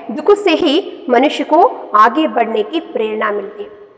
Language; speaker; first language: Hindi; non-native, local second language; Kannada